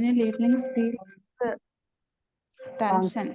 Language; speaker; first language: German; non-native, learner; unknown